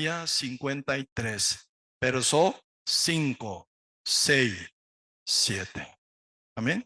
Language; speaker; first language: Spanish; non-native, learner; Korean